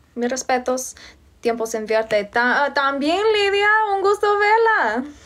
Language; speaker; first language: Spanish; non-native, fluent; English